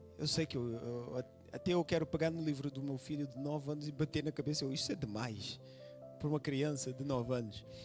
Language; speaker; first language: Portuguese; non-native, local second language; Kabuverdianu